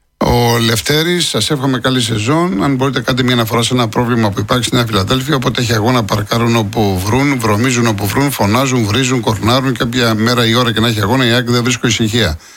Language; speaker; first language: Greek; native; Greek